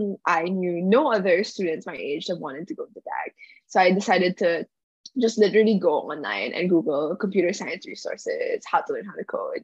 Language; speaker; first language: English; non-native, local second language; Filipino